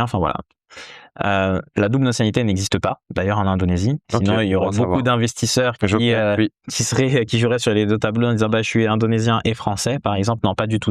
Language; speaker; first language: French; native; French